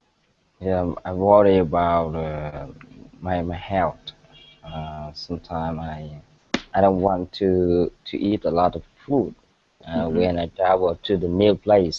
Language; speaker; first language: English; non-native, learner; Vietnamese